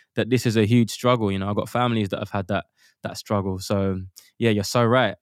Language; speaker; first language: English; native; English